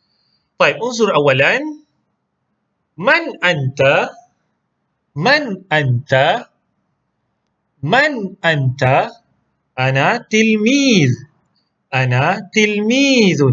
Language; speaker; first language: Arabic; non-native, local second language; Malay